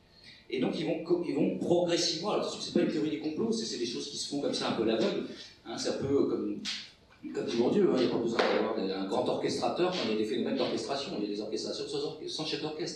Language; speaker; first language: French; native; French